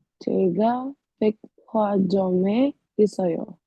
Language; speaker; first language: Korean; non-native, learner; Indonesian